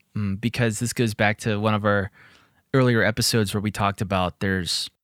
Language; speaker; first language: English; native; English